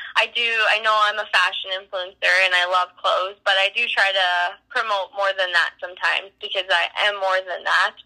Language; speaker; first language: English; native; English